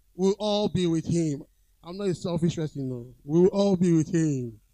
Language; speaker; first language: English; non-native, local second language; Yoruba